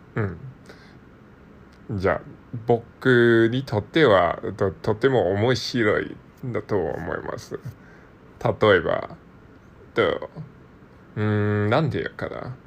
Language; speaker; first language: Japanese; non-native, learner; Cantonese